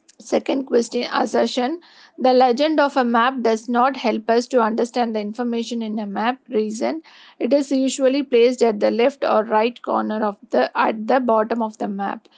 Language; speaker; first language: English; non-native, local second language; Tamil